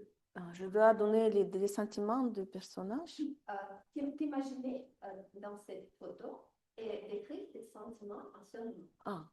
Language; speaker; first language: French; non-native, fluent; Russian